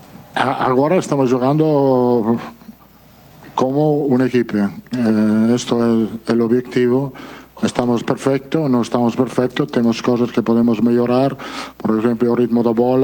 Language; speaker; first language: Portuguese; non-native, fluent; Italian